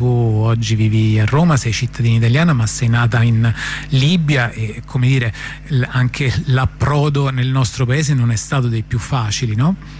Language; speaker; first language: Italian; native; Italian